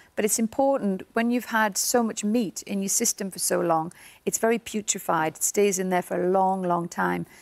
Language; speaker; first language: English; native; English